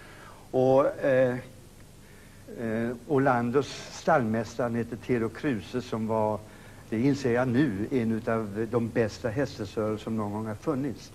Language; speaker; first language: Swedish; native; Swedish